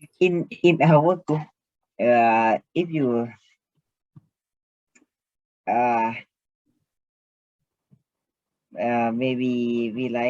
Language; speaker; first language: English; non-native, learner; Thai